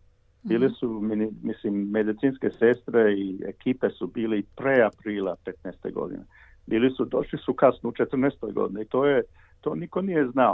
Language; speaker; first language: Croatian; early bilingual, heritage; Croatian